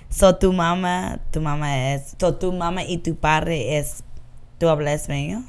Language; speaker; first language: Spanish; non-native, learner; English